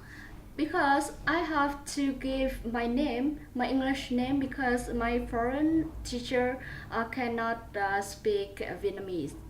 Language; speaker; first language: English; non-native, learner; Vietnamese